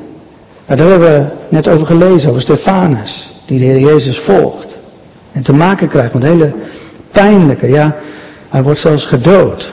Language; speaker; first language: Dutch; native; Dutch